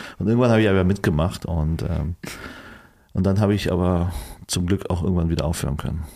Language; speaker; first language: German; early bilingual, other home language; Vietnamese